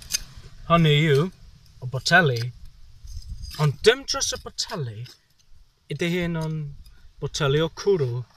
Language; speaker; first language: Welsh; non-native, learner; English